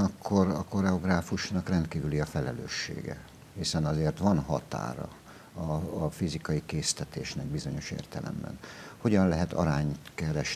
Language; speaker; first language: Hungarian; native; Hungarian